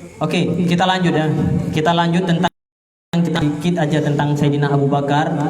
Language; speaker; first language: Indonesian; non-native, local second language; Achinese